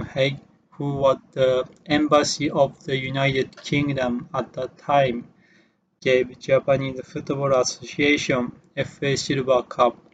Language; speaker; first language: English; non-native, learner; Japanese